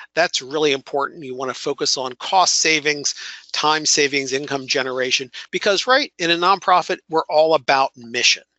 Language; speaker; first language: English; native; English